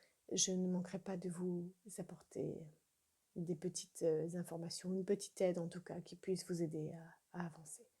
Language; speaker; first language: French; native; French